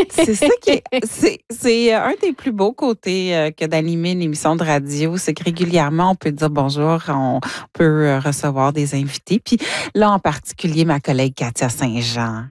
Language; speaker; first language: French; native; French